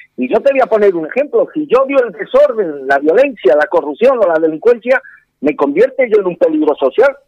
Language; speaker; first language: Spanish; native; Spanish